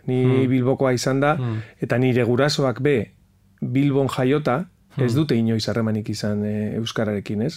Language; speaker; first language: Basque; non-native, local second language; Spanish